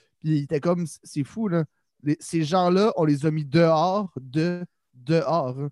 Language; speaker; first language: French; native; French